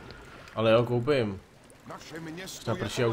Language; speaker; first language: Czech; native; Czech